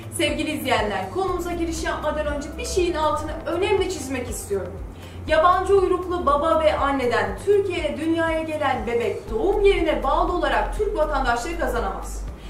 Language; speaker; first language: Turkish; native; Turkish